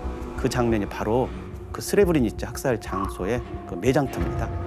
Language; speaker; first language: Korean; native; Korean